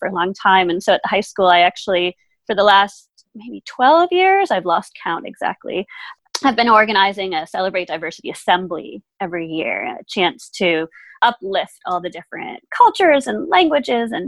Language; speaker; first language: English; early bilingual, other home language; German